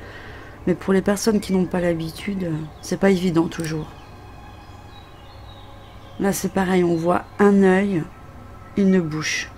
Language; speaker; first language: French; native; French